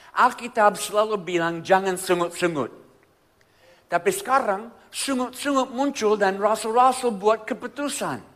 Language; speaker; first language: Indonesian; non-native, fluent; English